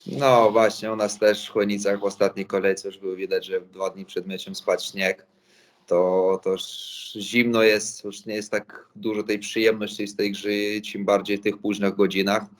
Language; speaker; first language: Polish; non-native, fluent; Latvian